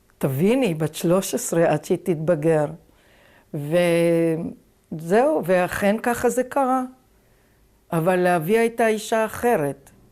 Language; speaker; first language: Hebrew; native; Hebrew